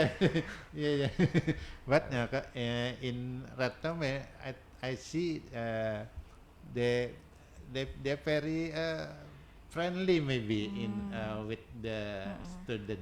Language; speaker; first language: English; non-native, learner; Indonesian